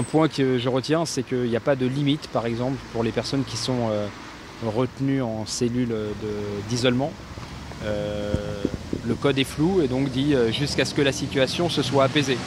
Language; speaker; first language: French; native; French